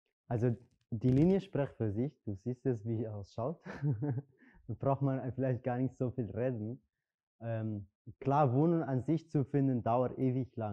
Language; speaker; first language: German; non-native, fluent; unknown